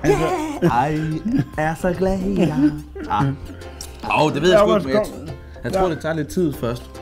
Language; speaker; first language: Danish; native; Danish